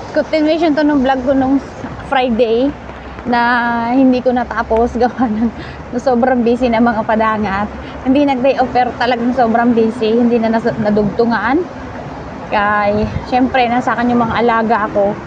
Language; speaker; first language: Filipino; non-native, local second language; Bikol